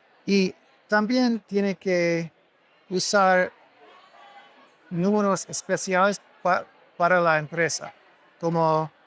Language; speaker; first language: Spanish; non-native, learner; English